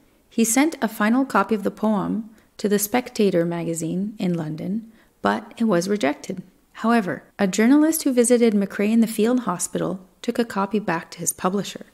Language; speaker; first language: English; native; English